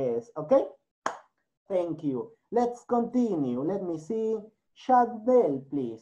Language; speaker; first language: English; non-native, learner; Spanish